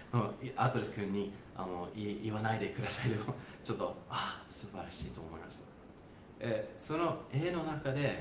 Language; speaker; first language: Japanese; non-native, fluent; English